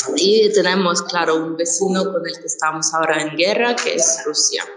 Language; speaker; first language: Spanish; non-native, fluent; Ukrainian